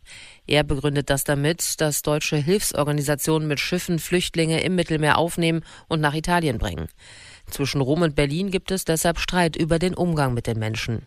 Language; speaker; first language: German; native; German